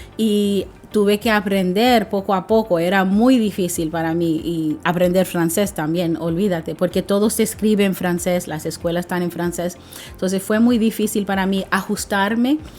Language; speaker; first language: Spanish; non-native, fluent; English